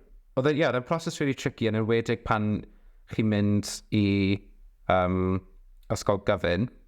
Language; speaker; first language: Welsh; non-native, local second language; English